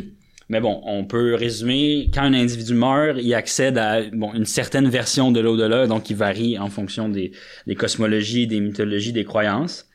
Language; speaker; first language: French; native; French